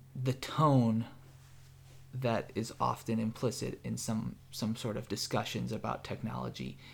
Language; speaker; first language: English; native; English